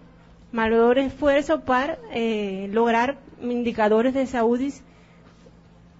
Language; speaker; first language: Portuguese; non-native, learner; Spanish